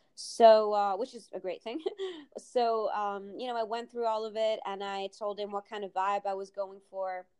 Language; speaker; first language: English; early bilingual, other home language; Italian